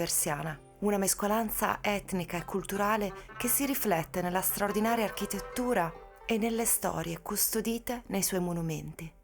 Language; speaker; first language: Italian; native; Italian